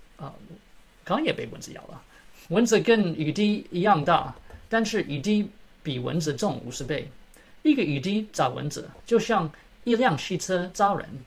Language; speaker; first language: Chinese; early bilingual, heritage; Chinese